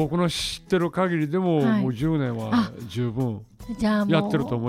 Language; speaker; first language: Japanese; native; Japanese